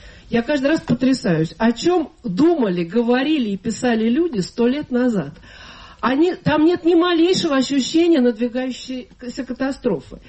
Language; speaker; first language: Russian; native; Russian